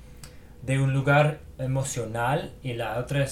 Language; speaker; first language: Spanish; non-native, fluent; English